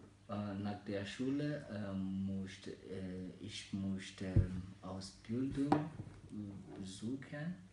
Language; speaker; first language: German; non-native, learner; Swahili